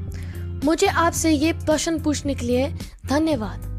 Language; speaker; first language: Hindi; non-native, learner; English